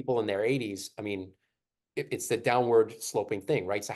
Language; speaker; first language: English; native; English